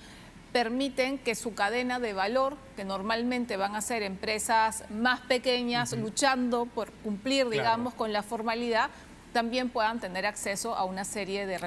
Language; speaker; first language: Spanish; native; Spanish